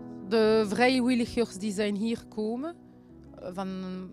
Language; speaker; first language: Dutch; non-native, local second language; French